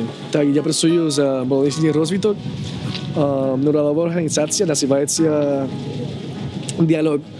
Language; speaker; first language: Ukrainian; non-native, learner; Spanish